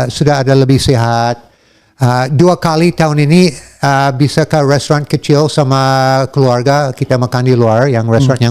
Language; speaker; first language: Indonesian; non-native, learner; English